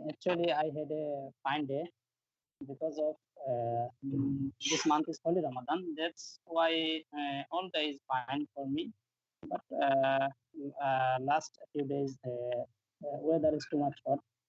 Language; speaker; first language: English; non-native, learner; Bangla